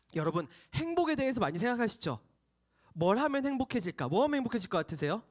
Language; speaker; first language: Korean; native; Korean